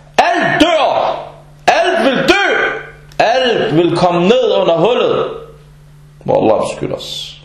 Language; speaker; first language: Danish; non-native, fluent; Arabic